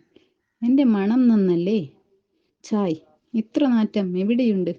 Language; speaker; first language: Malayalam; native; Malayalam